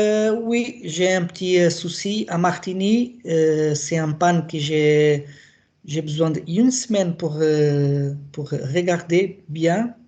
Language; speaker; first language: French; non-native, learner; Portuguese